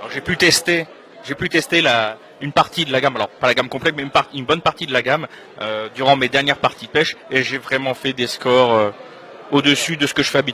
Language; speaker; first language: French; native; French